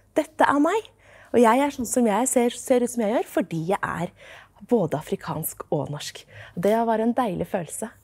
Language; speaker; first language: Norwegian; native; Norwegian